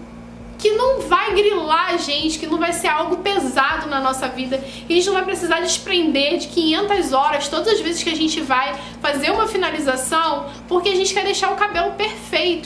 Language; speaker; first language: Portuguese; native; Portuguese